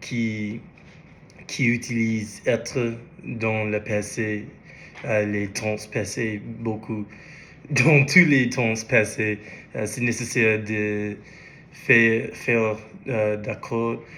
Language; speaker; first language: French; non-native, learner; English